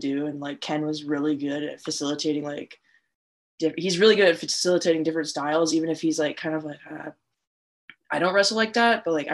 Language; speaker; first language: English; native; English